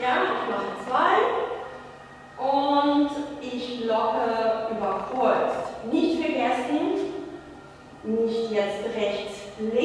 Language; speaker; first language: German; non-native, fluent; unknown